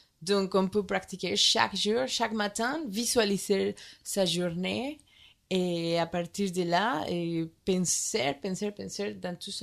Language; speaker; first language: French; non-native, learner; Spanish